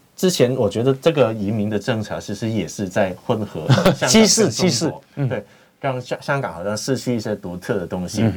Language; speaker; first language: Chinese; non-native, fluent; Cantonese